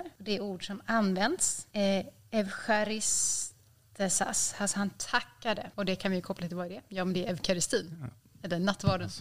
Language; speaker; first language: Swedish; native; Swedish